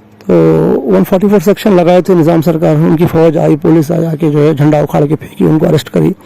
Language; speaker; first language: Urdu; native; Urdu